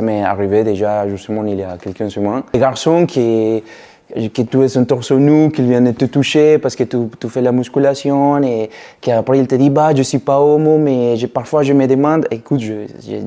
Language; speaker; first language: French; non-native, fluent; Spanish